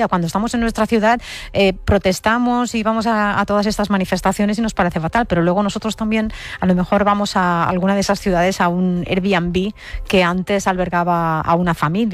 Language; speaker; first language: Spanish; native; Spanish